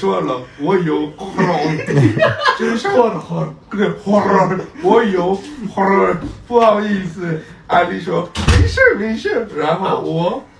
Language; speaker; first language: Chinese; non-native, learner; Turkmen